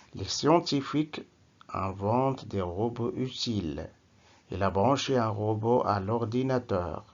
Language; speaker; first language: French; non-native, local second language; Arabic